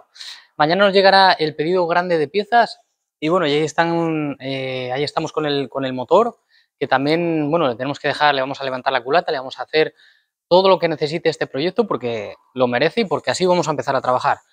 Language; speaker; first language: Spanish; native; Spanish